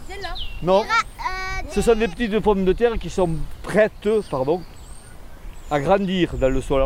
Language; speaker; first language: French; native; French